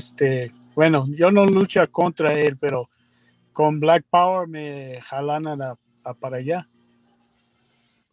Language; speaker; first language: Spanish; non-native, learner; English